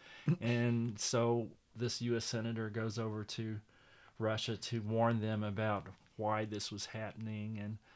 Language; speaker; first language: English; native; English